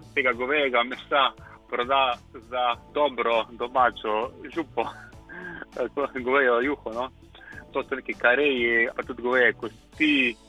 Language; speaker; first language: Slovenian; native; Slovenian